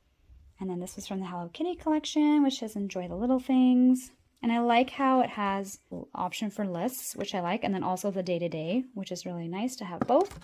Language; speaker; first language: English; native; English